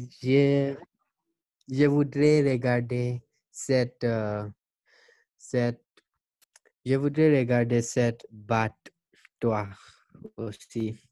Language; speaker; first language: French; non-native, learner; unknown